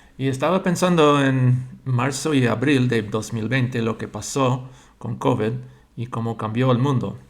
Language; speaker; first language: Spanish; non-native, fluent; English